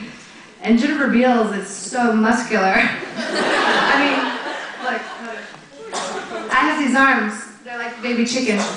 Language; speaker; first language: English; native; English